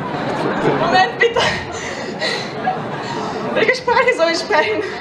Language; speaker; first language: German; non-native, learner; Belarusian